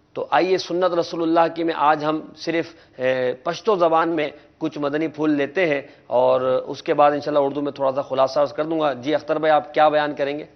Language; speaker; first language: Urdu; native; Urdu